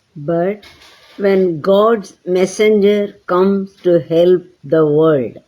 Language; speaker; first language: English; non-native, local second language; Tamil